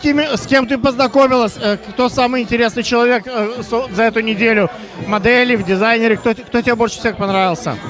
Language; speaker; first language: Russian; native; Russian